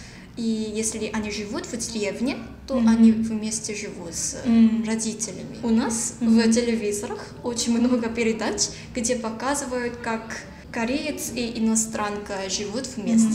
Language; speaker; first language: Russian; non-native, learner; Korean